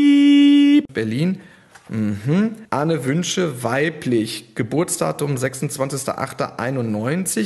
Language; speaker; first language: German; native; German